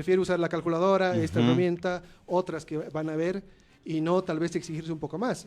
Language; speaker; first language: Spanish; native; Spanish